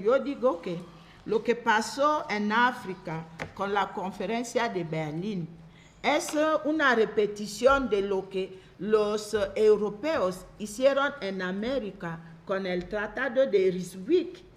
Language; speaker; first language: Spanish; non-native, fluent; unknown